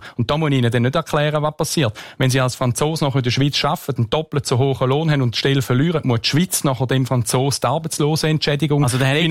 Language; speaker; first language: German; native; German